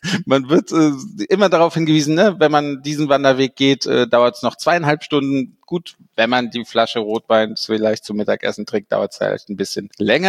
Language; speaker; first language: German; native; German